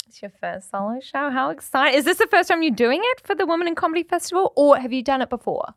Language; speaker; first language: English; native; English